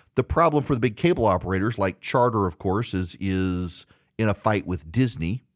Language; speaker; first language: English; native; English